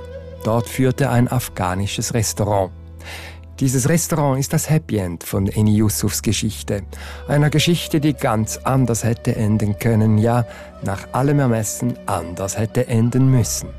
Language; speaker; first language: German; native; German